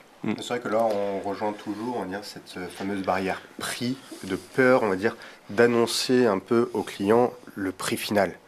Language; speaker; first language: French; native; French